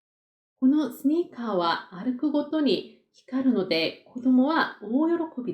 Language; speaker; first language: Japanese; non-native, fluent; Korean